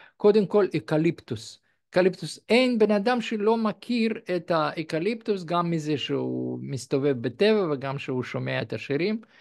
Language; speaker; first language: Hebrew; non-native, fluent; Russian